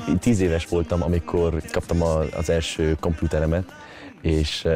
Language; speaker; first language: Hungarian; early bilingual, heritage; Hungarian